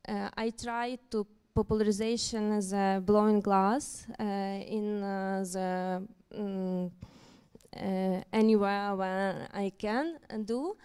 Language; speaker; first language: English; non-native, learner; Ukrainian